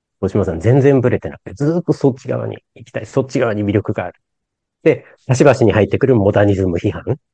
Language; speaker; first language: Japanese; native; Japanese